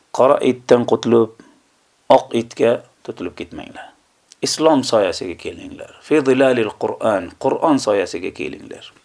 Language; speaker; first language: Uzbek; native; Uzbek